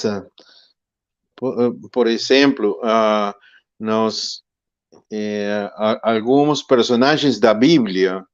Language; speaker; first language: Portuguese; non-native, fluent; Spanish